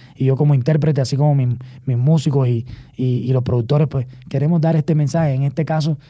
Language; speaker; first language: Spanish; native; Spanish